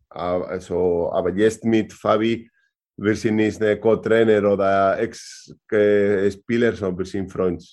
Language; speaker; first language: German; non-native, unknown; Spanish